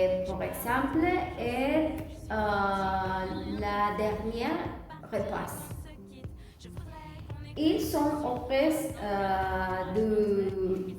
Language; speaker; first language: French; non-native, learner; Spanish